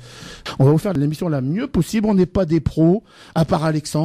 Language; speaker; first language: French; native; French